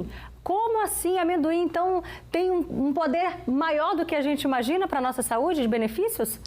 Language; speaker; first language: Portuguese; native; Portuguese